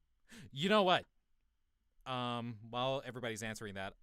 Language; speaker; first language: English; native; English